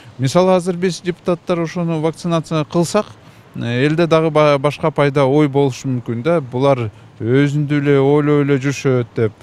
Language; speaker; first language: Kyrgyz; native; Kyrgyz